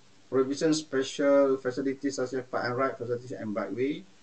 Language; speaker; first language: English; non-native, local second language; Malay